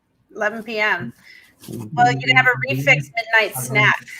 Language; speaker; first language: English; native; English